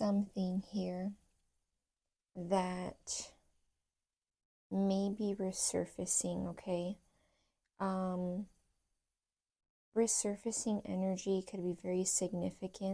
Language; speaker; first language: English; native; English